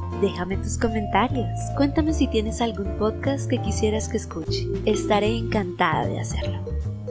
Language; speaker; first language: Spanish; native; Spanish